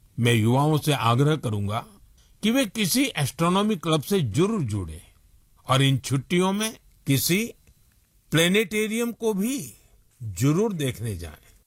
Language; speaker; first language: Hindi; non-native, local second language; Gujarati